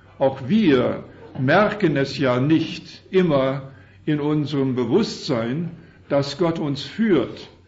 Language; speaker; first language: German; early bilingual, heritage; German